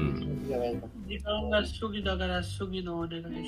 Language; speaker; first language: Japanese; non-native, learner; Urdu